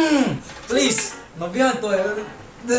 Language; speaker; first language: Finnish; early bilingual, other home language; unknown